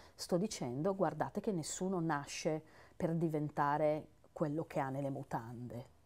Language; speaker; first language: Italian; native; Italian